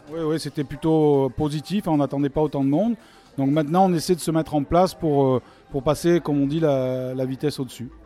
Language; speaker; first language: French; native; French